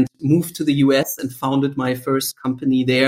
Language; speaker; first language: English; non-native, fluent; German